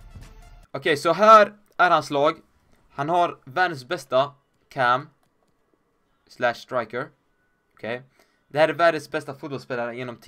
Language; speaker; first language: Swedish; native; Swedish